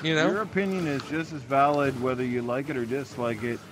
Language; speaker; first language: English; native; English